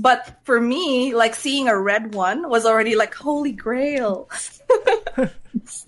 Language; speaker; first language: English; non-native, local second language; Cebuano